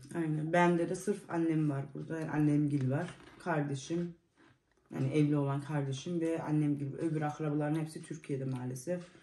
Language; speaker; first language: Turkish; early bilingual, heritage; Turkish